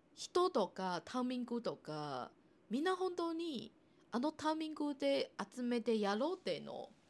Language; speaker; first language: Japanese; non-native, fluent; Chinese